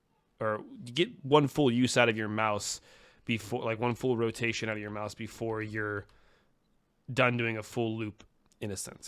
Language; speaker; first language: English; native; English